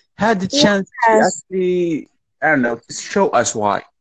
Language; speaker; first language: English; non-native, fluent; Arabic